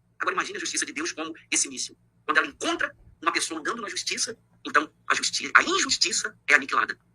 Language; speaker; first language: Portuguese; native; Portuguese